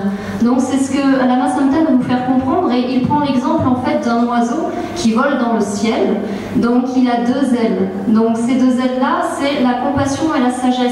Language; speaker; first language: French; native; French